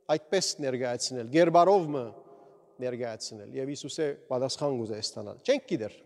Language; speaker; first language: Armenian; early bilingual, heritage; Armenian